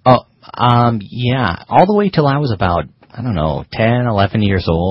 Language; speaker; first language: English; native; English